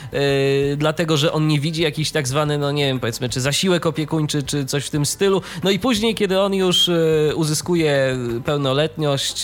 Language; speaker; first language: Polish; native; Polish